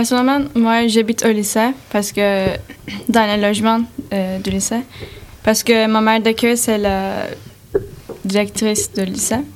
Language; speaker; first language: French; non-native, fluent; Turkish